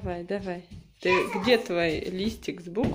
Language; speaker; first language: Russian; native; Russian